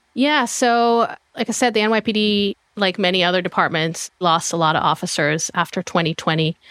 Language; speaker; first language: English; non-native, fluent; Hebrew